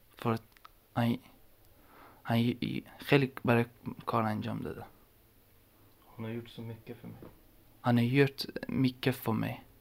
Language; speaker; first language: Swedish; non-native, learner; Persian